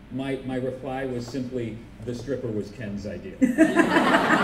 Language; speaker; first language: English; native; English